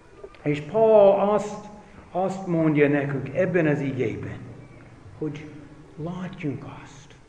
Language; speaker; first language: Hungarian; non-native, fluent; English